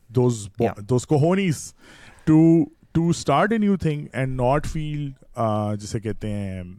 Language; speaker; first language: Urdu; native; Urdu